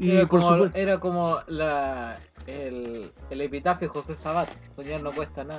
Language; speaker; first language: Spanish; native; Spanish